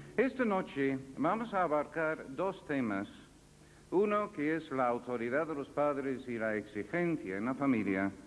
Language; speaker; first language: Spanish; non-native, fluent; English